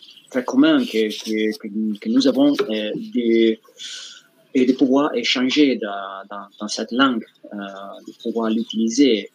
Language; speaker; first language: French; non-native, fluent; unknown